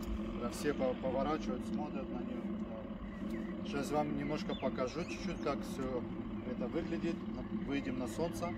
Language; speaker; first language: Russian; early bilingual, heritage; Russian